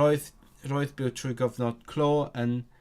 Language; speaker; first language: Welsh; non-native, learner; Cantonese